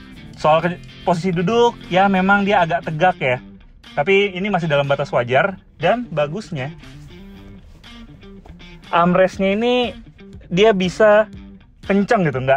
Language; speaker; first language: Indonesian; native; Indonesian